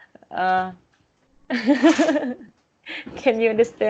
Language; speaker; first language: English; non-native, learner; Vietnamese